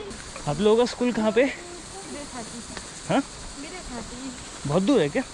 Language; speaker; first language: Hindi; native; Hindi